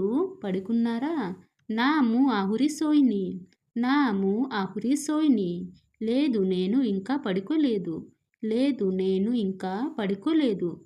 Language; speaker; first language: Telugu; non-native, fluent; Odia